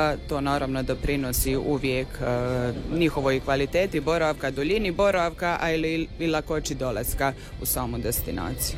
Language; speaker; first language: Serbian; native; Serbian